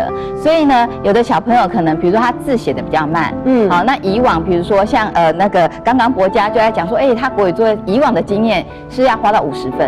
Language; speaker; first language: Chinese; native; Chinese